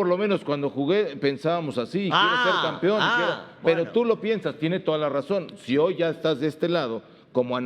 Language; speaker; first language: Spanish; native; Spanish